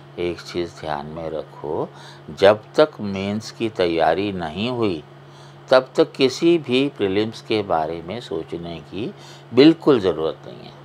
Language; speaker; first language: Hindi; non-native, local second language; Punjabi